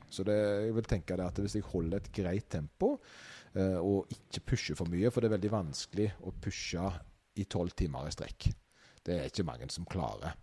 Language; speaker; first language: Norwegian; native; Norwegian